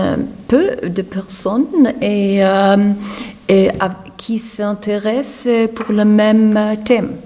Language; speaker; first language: French; non-native, fluent; German